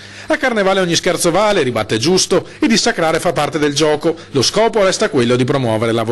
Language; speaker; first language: Italian; native; Italian